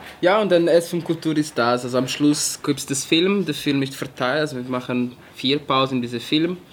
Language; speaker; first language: German; non-native, fluent; Portuguese